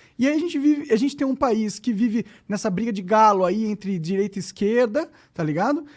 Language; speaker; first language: Portuguese; native; Portuguese